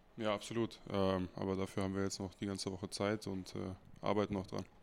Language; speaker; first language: German; native; German